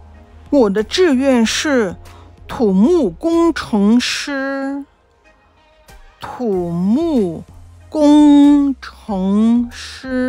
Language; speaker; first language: Chinese; non-native, local second language; Cantonese